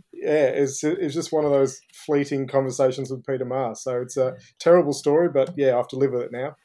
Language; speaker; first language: English; native; English